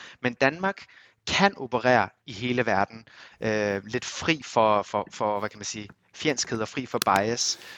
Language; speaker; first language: Danish; early bilingual, other home language; Armenian